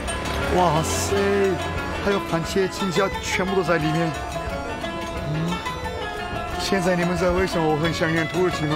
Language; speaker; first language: Chinese; non-native, fluent; Turkish